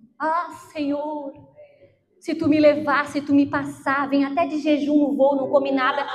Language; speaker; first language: Portuguese; native; Portuguese